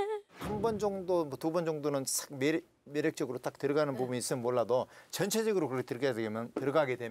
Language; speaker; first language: Korean; native; Korean